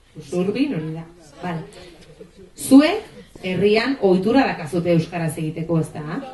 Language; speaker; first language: Basque; non-native, local second language; Spanish